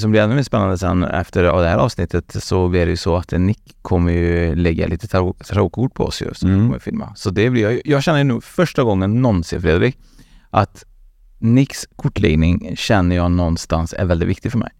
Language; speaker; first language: Swedish; native; Swedish